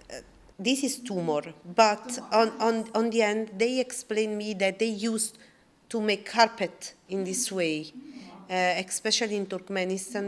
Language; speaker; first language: English; non-native, learner; Italian